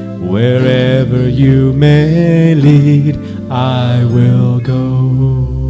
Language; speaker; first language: English; native; English